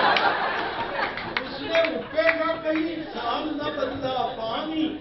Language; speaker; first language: Urdu; non-native, local second language; Punjabi